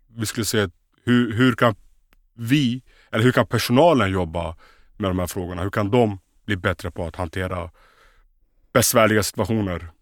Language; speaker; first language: Swedish; native; Swedish